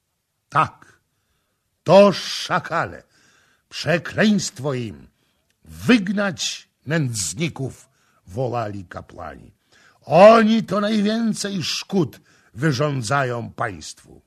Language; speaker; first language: Polish; native; Polish